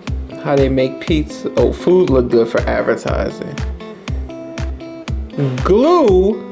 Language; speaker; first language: English; native; English